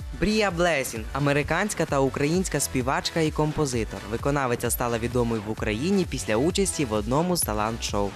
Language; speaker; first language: Ukrainian; native; Ukrainian